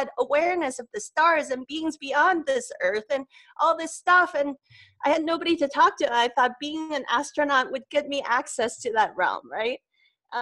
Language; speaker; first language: English; non-native, local second language; Cantonese